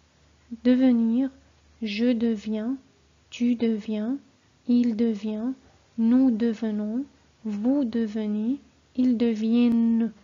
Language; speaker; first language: French; non-native, fluent; Arabic